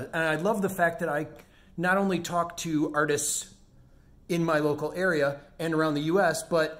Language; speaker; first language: English; native; English